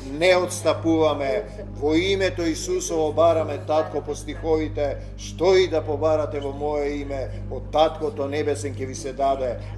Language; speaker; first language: Macedonian; native; Macedonian